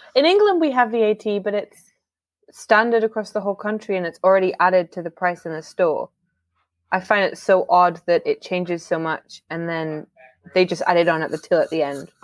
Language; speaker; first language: English; native; English